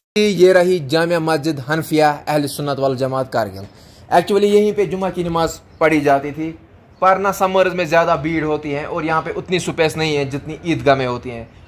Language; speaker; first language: Hindi; non-native, local second language; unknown